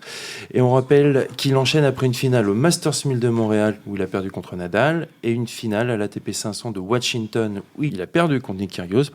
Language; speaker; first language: French; native; French